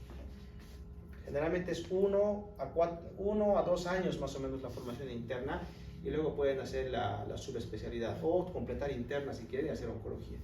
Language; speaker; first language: Spanish; native; Spanish